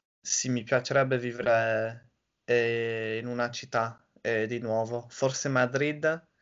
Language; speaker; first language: Italian; non-native, fluent; English